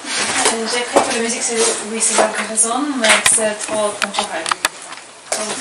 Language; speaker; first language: French; non-native, learner; Ukrainian